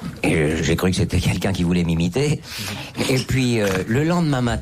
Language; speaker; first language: French; native; French